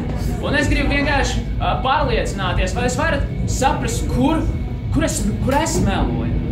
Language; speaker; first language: Latvian; non-native, local second language; Russian